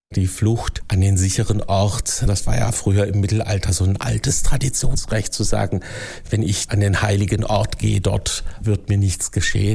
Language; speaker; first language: German; native; German